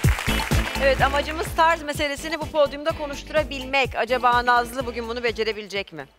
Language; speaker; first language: Turkish; native; Turkish